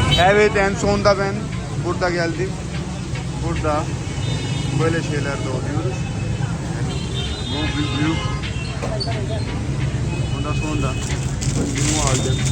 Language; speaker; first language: Turkish; non-native, learner; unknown